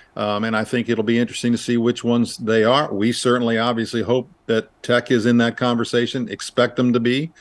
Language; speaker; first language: English; native; English